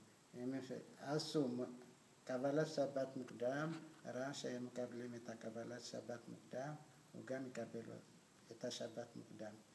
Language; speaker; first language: Hebrew; non-native, fluent; Amharic